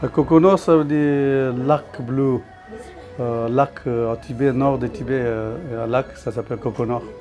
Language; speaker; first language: French; non-native, learner; Tibetan